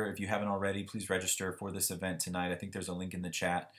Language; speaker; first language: English; native; English